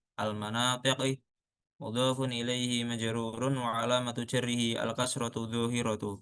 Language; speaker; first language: Arabic; non-native, learner; Indonesian